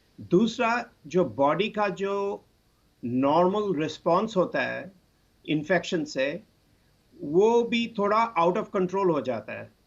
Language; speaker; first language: Hindi; non-native, local second language; Bangla